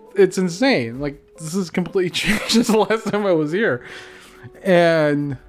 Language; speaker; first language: English; native; English